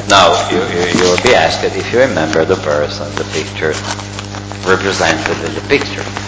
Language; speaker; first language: English; non-native, fluent; Italian